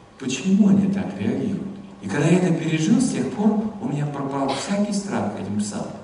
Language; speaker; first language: Russian; non-native, fluent; German